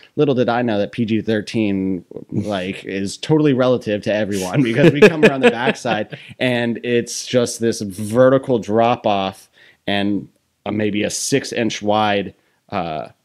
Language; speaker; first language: English; native; English